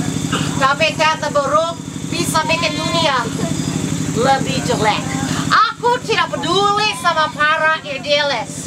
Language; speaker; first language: Indonesian; non-native, fluent; English